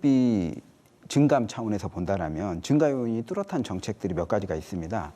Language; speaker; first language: Korean; native; Korean